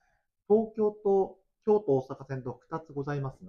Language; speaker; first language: Japanese; native; Japanese